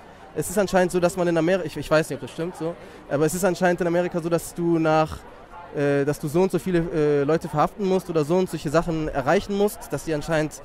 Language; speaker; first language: German; native; German